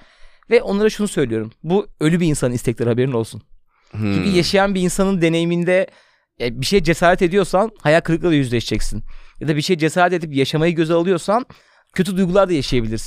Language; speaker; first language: Turkish; native; Turkish